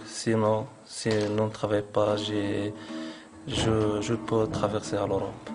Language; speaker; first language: French; non-native, learner; Arabic